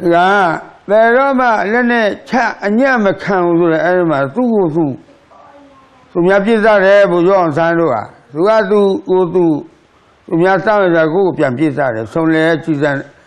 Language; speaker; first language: Burmese; non-native, local second language; Karen languages